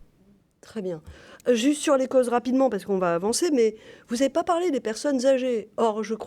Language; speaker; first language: French; native; French